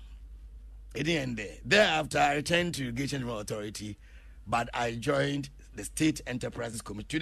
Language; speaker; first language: English; non-native, local second language; Akan